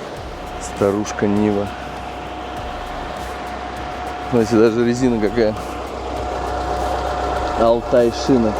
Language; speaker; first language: Russian; native; Russian